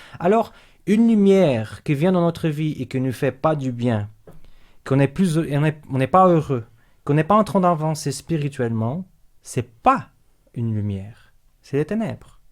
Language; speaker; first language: French; non-native, fluent; Portuguese